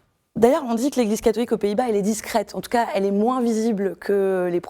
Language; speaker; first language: French; native; French